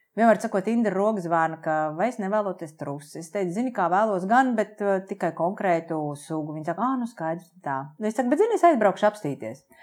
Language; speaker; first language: Latvian; native; Latvian